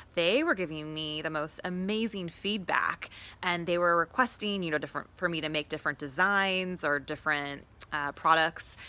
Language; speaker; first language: English; native; English